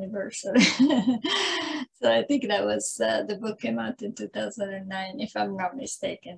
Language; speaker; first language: English; non-native, fluent; Italian